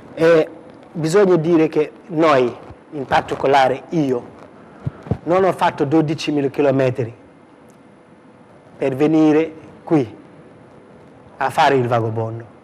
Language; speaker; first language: Italian; non-native, fluent; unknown